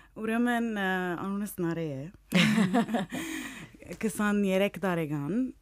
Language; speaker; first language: Armenian; early bilingual, heritage; Armenian